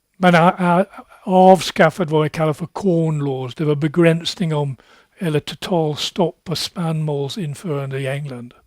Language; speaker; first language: Swedish; non-native, fluent; English